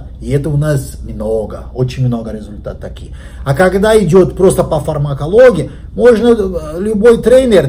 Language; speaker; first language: Russian; non-native, learner; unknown